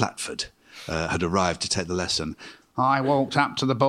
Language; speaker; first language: English; native; English